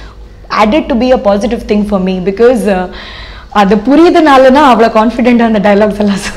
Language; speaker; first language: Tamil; non-native, fluent; Odia